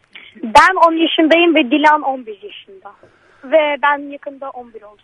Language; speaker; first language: Turkish; early bilingual, heritage; Turkish